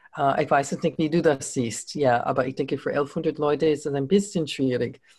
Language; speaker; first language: German; non-native, fluent; English